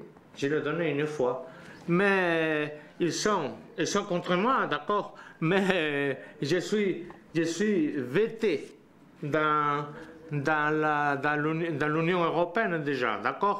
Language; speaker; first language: French; non-native, learner; Spanish